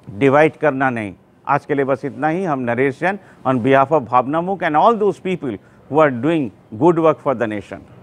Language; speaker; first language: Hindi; non-native, local second language; Bangla